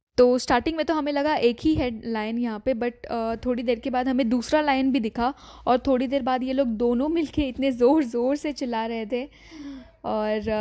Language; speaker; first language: Hindi; native; Hindi